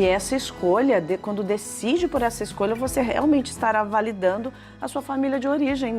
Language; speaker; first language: Portuguese; native; Portuguese